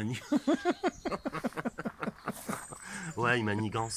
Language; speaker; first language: French; native; French